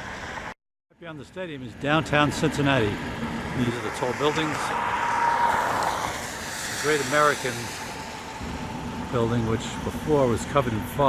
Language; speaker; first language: English; native; English